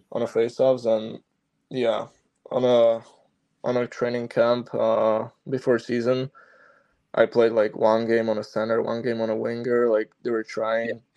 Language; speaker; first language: English; non-native, fluent; Slovak